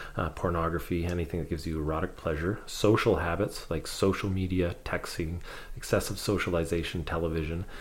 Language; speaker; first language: English; native; English